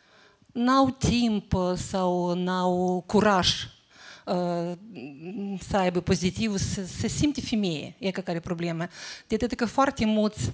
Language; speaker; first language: Romanian; native; Romanian